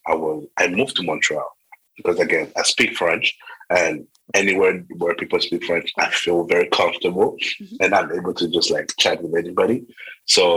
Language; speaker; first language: English; non-native, local second language; Kinyarwanda